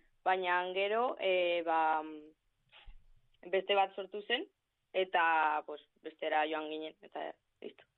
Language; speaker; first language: Basque; non-native, local second language; Spanish